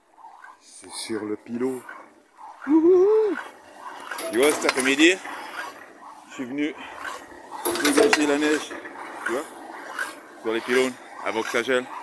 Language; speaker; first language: French; native; French